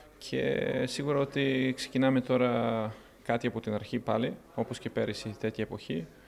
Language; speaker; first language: Greek; non-native, fluent; Serbian